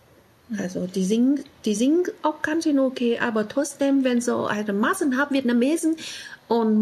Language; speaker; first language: German; non-native, learner; Vietnamese